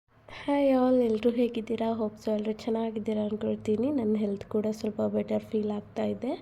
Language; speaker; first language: Kannada; native; Kannada